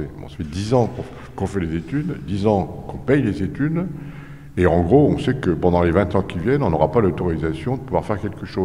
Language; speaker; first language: French; native; French